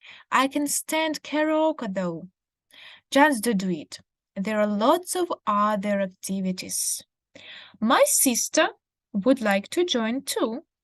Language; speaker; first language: English; non-native, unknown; Ukrainian